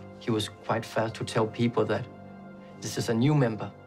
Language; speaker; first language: English; non-native, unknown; Danish